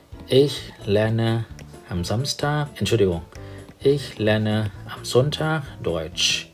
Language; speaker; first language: German; non-native, fluent; Thai